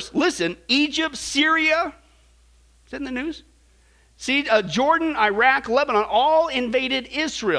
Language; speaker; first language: English; native; English